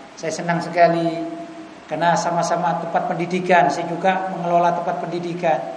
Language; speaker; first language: Indonesian; native; Indonesian